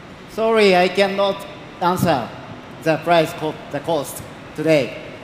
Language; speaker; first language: English; non-native, learner; Japanese